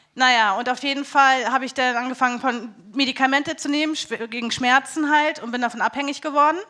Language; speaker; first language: German; native; German